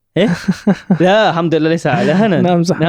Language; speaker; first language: Arabic; non-native, learner; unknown